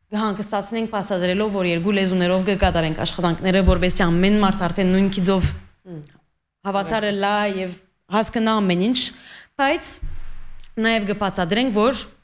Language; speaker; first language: Armenian; early bilingual, heritage; Armenian